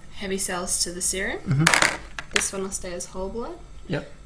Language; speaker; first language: English; native; English